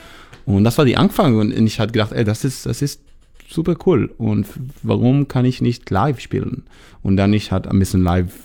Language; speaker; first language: German; non-native, learner; English